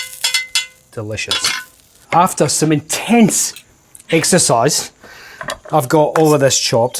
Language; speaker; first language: English; native; English